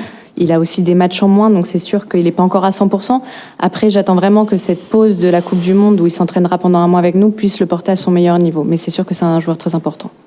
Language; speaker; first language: French; native; French